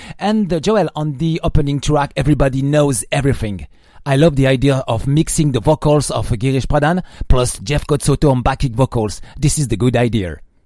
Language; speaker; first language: English; non-native, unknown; French